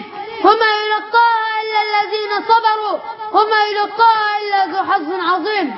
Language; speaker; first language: Arabic; native; Arabic